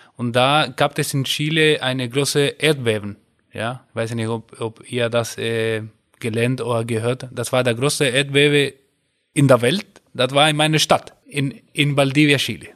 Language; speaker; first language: German; non-native, fluent; Spanish